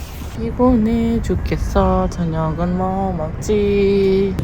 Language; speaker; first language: Korean; native; Korean